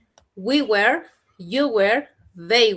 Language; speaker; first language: English; non-native, learner; Spanish